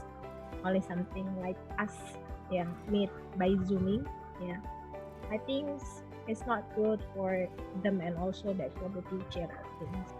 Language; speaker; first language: English; non-native, local second language; Indonesian